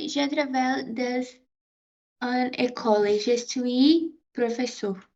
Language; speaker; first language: French; non-native, learner; Portuguese